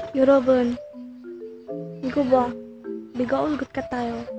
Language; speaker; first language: Korean; non-native, learner; Cebuano